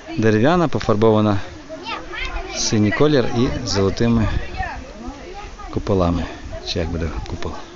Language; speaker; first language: Ukrainian; native; Ukrainian